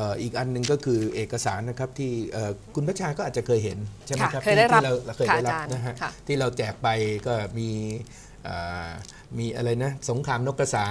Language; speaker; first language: Thai; native; Thai